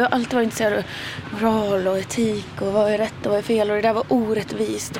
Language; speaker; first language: Swedish; native; Swedish